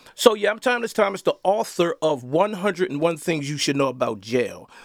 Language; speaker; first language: English; native; English